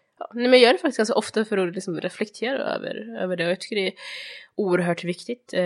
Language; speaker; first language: Swedish; early bilingual, other home language; Somali